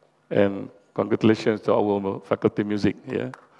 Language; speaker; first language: English; non-native, local second language; Malay